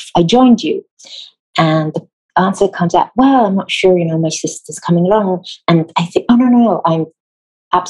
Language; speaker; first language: English; non-native, fluent; Hebrew